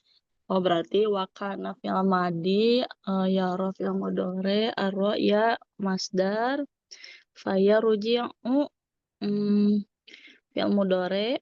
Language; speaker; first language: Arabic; non-native, learner; Indonesian